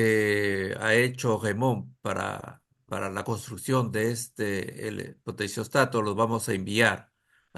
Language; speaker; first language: Spanish; native; Spanish